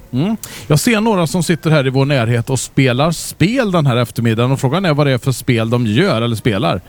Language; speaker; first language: Swedish; native; Swedish